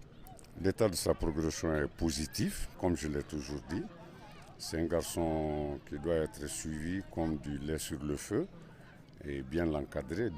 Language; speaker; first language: French; non-native, local second language; Bambara